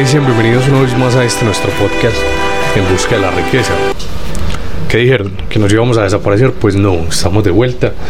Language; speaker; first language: Spanish; native; Spanish